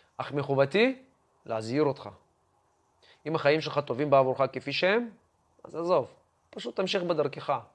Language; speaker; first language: Hebrew; non-native, fluent; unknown